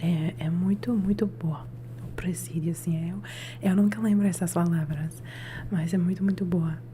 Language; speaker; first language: Portuguese; non-native, learner; Italian